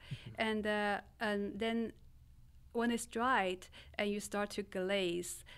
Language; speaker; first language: English; non-native, fluent; Chinese